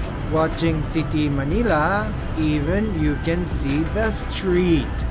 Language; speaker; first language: English; non-native, learner; Japanese